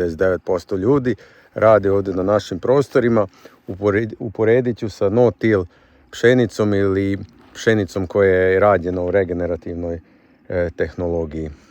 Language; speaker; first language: Croatian; native; Croatian